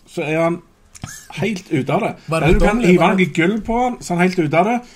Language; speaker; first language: Norwegian; native; Norwegian